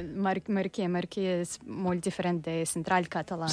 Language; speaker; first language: Catalan; non-native, learner; Russian